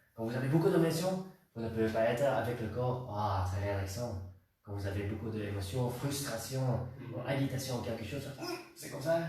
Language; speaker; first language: French; non-native, learner; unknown